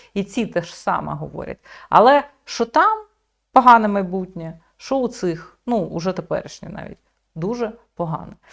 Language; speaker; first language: Ukrainian; native; Ukrainian